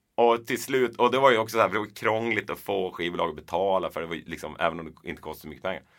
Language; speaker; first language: Swedish; native; Swedish